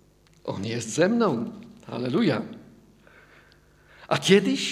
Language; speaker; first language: Polish; native; Polish